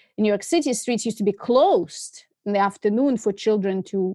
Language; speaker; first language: English; non-native, fluent; Russian